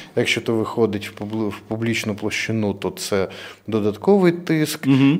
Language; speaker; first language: Ukrainian; non-native, local second language; Russian